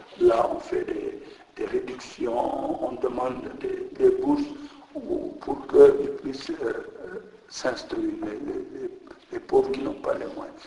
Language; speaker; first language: French; non-native, local second language; Jola-Fonyi